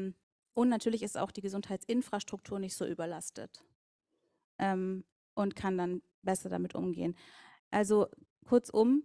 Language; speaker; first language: German; native; German